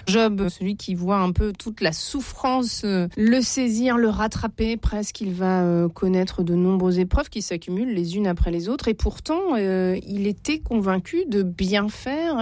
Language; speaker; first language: French; native; French